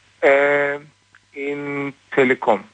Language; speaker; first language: German; non-native, learner; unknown